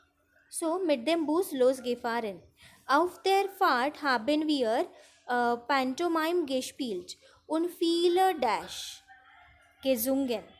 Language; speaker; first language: German; non-native, fluent; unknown